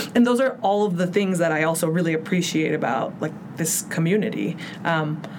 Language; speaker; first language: English; early bilingual, other home language; Spanish